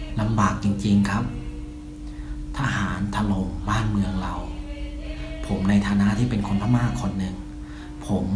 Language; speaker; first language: Thai; non-native, fluent; Burmese